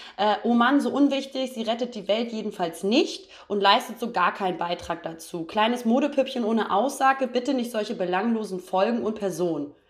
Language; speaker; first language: German; native; German